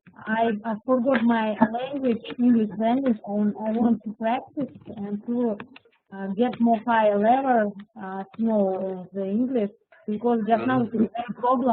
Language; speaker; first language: English; non-native, learner; Russian